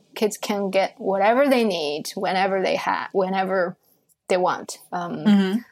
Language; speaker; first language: English; non-native, fluent; Chinese